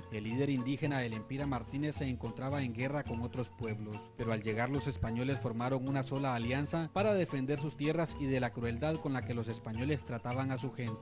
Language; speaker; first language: Spanish; native; Spanish